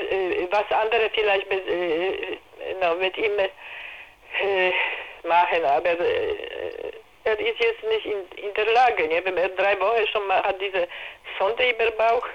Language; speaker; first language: German; non-native, learner; Polish